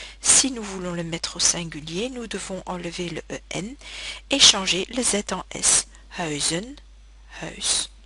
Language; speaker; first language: French; native; French